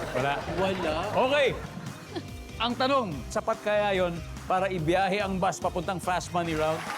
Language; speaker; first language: Filipino; native; Filipino